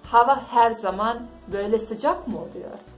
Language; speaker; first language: Turkish; non-native, fluent; Bosnian